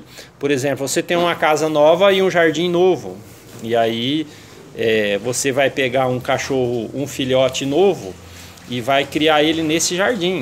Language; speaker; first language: Portuguese; native; Portuguese